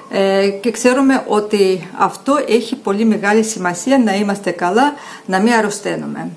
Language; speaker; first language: Greek; non-native, fluent; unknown